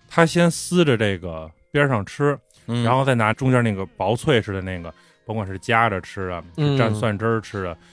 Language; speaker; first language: Chinese; native; Chinese